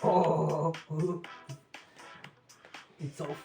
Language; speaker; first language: English; non-native, learner; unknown